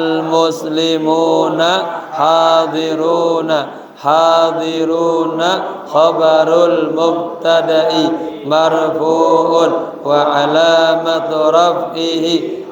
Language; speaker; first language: Arabic; non-native, fluent; Indonesian